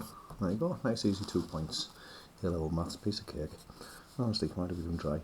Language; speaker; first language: English; native; English